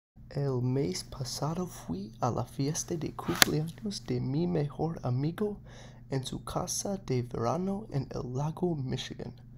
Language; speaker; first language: Spanish; non-native, learner; English